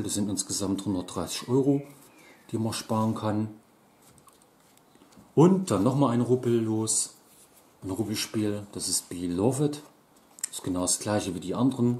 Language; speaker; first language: German; native; German